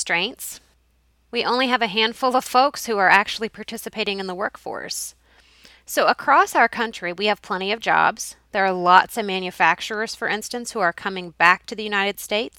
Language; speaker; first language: English; native; English